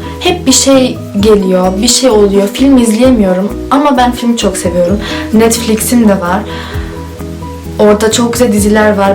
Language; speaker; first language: Turkish; early bilingual, heritage; Turkish